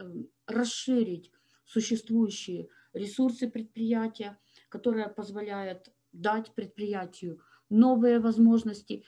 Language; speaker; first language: Russian; native; Russian